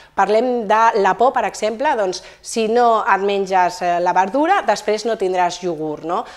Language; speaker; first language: Catalan; native; Catalan